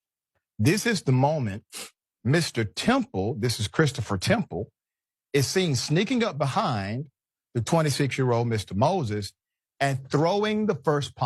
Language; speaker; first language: English; native; English